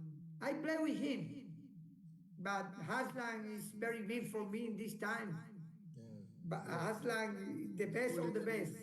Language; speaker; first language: English; non-native, learner; Spanish